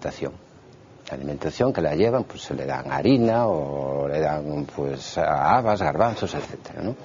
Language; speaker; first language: Spanish; native; Spanish